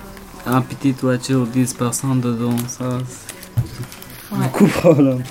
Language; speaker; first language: French; non-native, learner; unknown